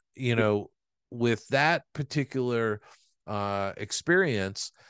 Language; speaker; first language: English; native; English